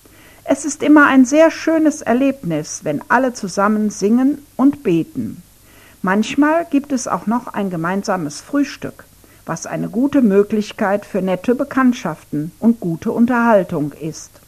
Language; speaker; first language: German; non-native, fluent; Ukrainian